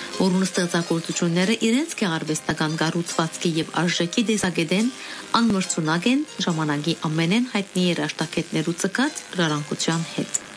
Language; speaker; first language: Armenian; early bilingual, heritage; Armenian